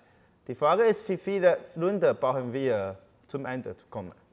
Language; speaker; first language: German; non-native, fluent; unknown